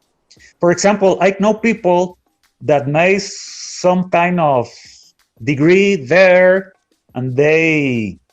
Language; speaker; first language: English; non-native, fluent; Spanish